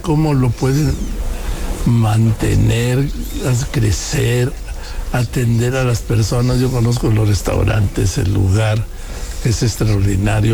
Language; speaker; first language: Spanish; native; Spanish